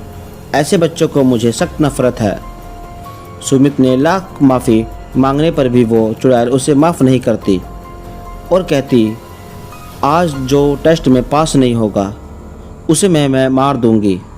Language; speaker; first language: Hindi; native; Hindi